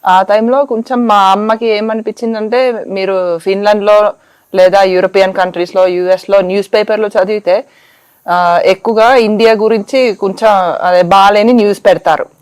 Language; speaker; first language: Telugu; non-native, fluent; Finnish